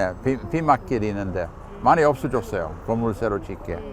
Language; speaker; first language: Korean; non-native, fluent; English